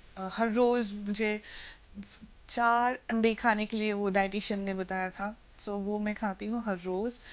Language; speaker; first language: Hindi; non-native, local second language; Assamese